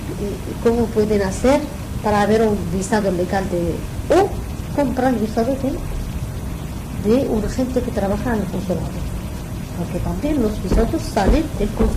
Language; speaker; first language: Spanish; non-native, learner; Arabic